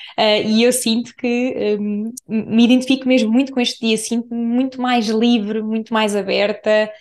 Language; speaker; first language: Portuguese; native; Portuguese